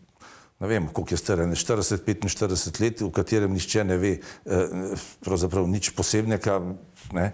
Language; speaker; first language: Slovenian; native; Slovenian